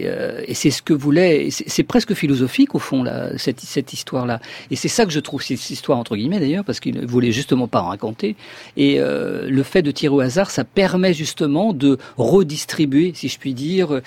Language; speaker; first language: French; native; French